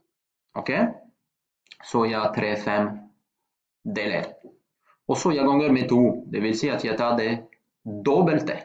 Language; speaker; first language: Norwegian; non-native, fluent; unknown